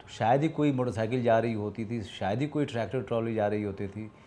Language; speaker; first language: Hindi; native; Hindi